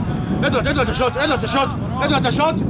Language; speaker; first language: Arabic; native; Arabic